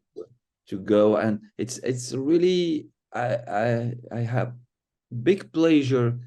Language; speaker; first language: English; non-native, fluent; Arabic